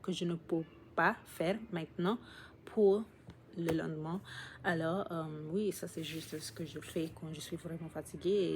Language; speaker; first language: French; non-native, learner; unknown